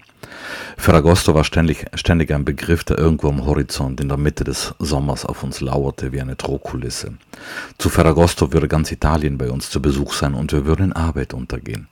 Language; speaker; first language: German; non-native, local second language; Ladin